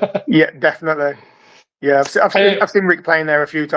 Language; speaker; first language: English; native; English